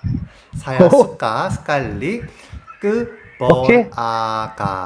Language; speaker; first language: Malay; non-native, learner; Korean